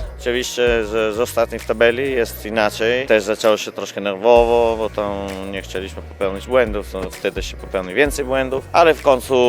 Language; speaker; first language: Polish; non-native, fluent; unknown